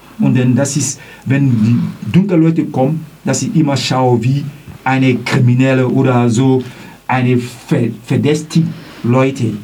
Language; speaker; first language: German; non-native, learner; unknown